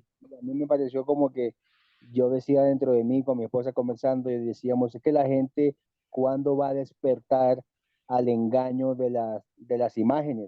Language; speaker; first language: Spanish; native; Spanish